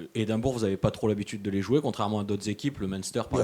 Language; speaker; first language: French; native; French